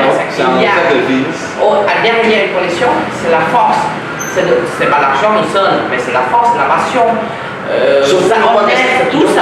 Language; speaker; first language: French; non-native, learner; Vietnamese